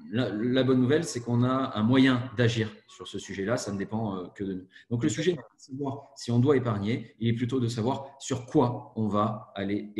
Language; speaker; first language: French; native; French